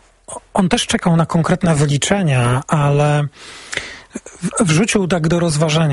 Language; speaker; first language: Polish; native; Polish